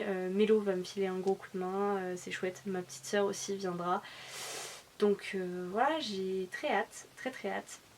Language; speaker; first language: French; native; French